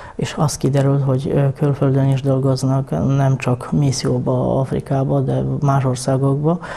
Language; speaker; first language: Hungarian; non-native, fluent; Polish